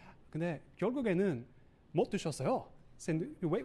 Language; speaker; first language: Korean; non-native, learner; English